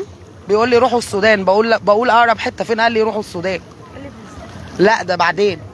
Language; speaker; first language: Arabic; native; Arabic